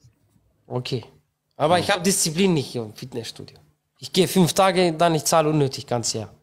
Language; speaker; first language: German; non-native, learner; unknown